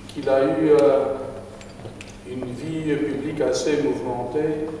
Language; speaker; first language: French; non-native, fluent; Romanian